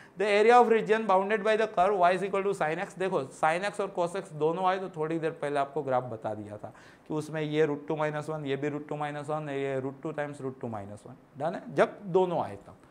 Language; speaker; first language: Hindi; non-native, local second language; Gujarati